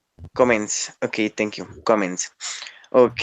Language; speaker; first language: English; non-native, learner; Spanish